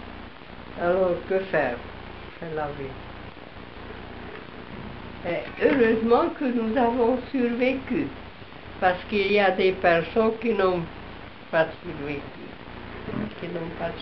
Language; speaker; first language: French; non-native, fluent; Hungarian